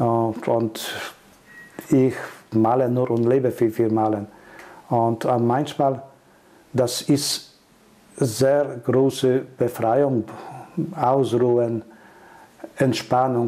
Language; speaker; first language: German; non-native, learner; Polish